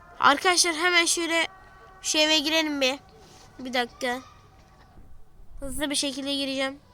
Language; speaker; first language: Turkish; native; Turkish